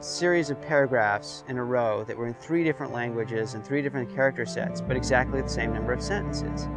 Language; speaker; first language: English; native; English